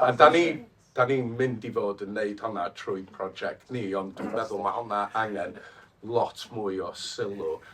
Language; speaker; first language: Welsh; non-native, fluent; English